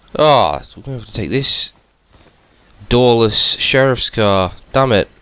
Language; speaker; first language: English; native; English